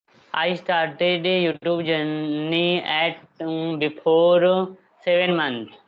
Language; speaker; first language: English; non-native, learner; Hindi